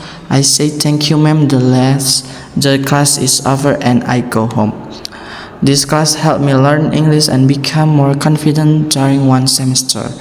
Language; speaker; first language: English; non-native, learner; Indonesian